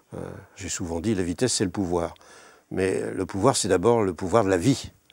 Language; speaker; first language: French; native; French